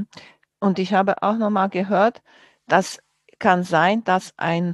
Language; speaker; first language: German; non-native, fluent; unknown